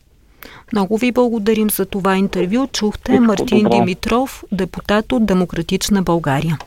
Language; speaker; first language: Bulgarian; native; Bulgarian